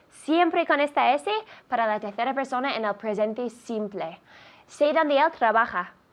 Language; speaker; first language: Spanish; non-native, fluent; English